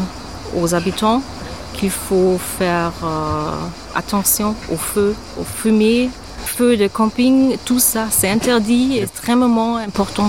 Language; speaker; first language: French; non-native, fluent; German